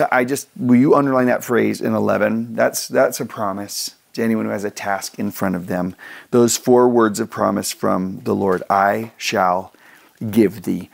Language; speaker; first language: English; native; English